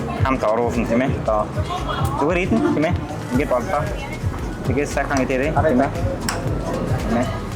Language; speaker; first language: Mongolian; non-native, learner; Vietnamese